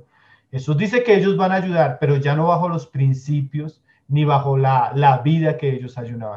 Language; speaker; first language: Spanish; native; Spanish